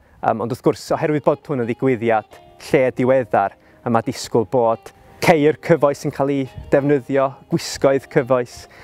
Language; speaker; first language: Welsh; native; Welsh